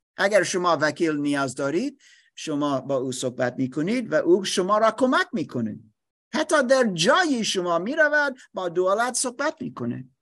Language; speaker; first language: Persian; non-native, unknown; English